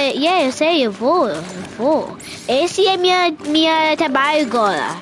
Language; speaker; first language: Portuguese; early bilingual, heritage; Portuguese